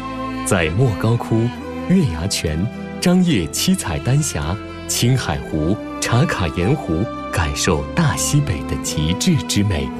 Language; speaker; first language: Chinese; native; Chinese